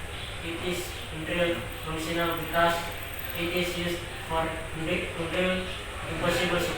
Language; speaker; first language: English; non-native, learner; Indonesian